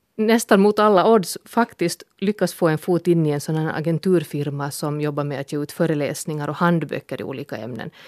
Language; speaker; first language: Swedish; native; Swedish